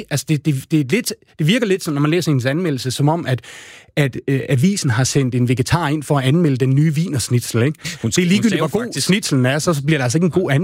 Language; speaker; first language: Danish; native; Danish